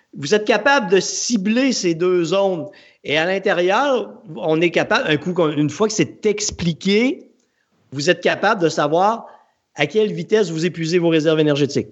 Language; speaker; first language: French; native; French